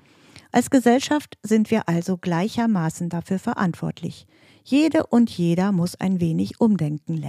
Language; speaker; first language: German; native; German